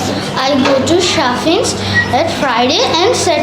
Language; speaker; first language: English; non-native, learner; Bangla